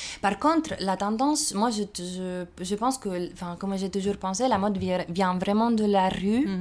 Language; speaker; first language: French; non-native, fluent; Italian